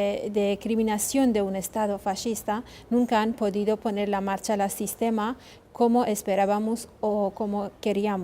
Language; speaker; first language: Spanish; non-native, fluent; Kurdish